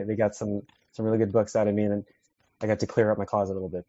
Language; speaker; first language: English; native; English